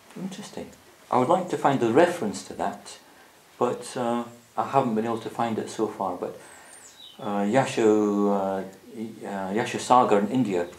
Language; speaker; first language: English; native; English